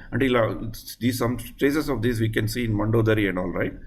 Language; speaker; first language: English; non-native, local second language; Telugu